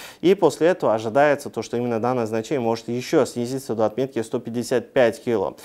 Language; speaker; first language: Russian; non-native, local second language; Uzbek